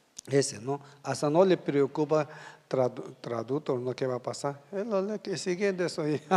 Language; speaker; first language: Spanish; non-native, learner; Tibetan